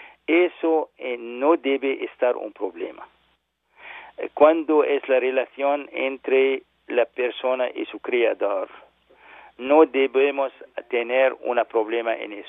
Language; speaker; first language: Spanish; non-native, learner; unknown